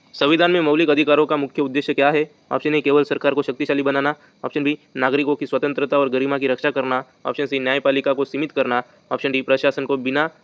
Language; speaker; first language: Hindi; non-native, local second language; Marathi